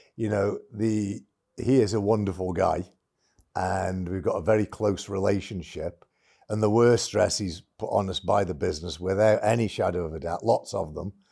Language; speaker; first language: English; native; English